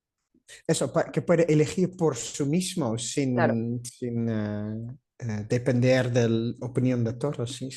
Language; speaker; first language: Spanish; non-native, fluent; Dutch